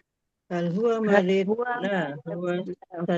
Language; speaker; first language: Arabic; non-native, learner; Indonesian